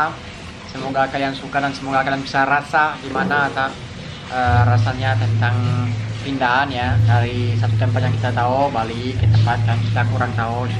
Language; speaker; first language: Indonesian; non-native, fluent; French